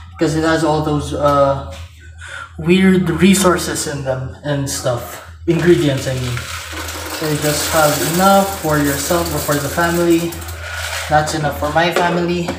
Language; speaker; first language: English; non-native, local second language; Filipino